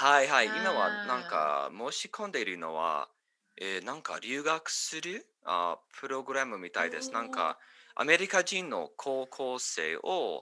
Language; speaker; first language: Japanese; non-native, fluent; English